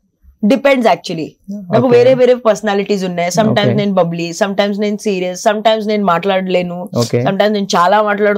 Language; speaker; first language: Telugu; non-native, local second language; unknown